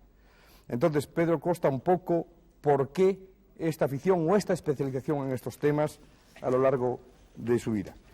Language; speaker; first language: Spanish; native; Spanish